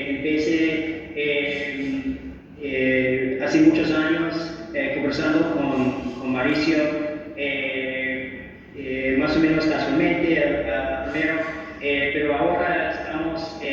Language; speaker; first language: Spanish; non-native, fluent; English